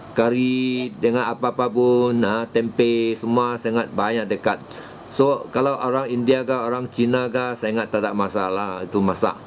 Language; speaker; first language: Malay; non-native, local second language; Chinese